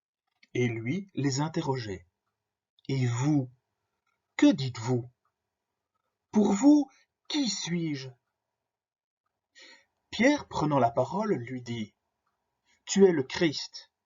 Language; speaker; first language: French; native; French